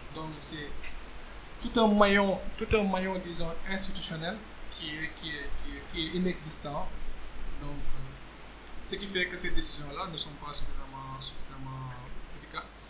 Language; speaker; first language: French; non-native, local second language; Wolof